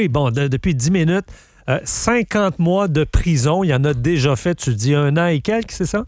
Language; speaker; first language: French; native; French